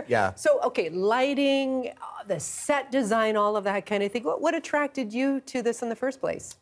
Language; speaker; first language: English; native; English